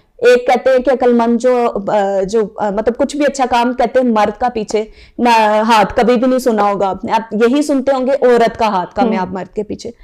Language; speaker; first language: Urdu; native; Urdu